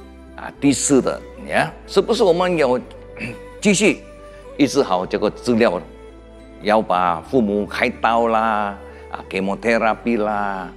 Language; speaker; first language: Chinese; non-native, fluent; Indonesian